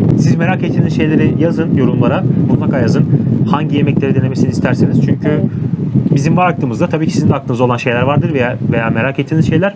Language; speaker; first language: Turkish; native; Turkish